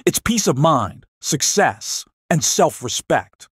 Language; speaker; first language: English; non-native, local second language; Filipino